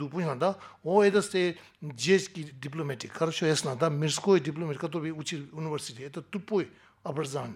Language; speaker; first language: Russian; non-native, learner; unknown